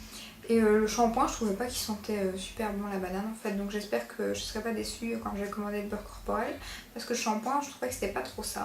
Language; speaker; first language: French; native; French